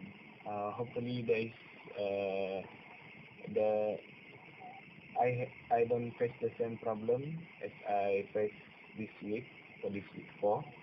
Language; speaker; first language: English; non-native, local second language; Malay